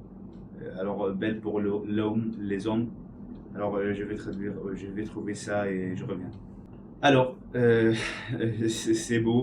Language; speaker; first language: French; non-native, learner; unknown